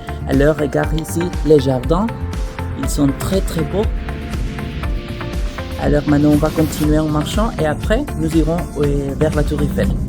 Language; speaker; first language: French; non-native, learner; Spanish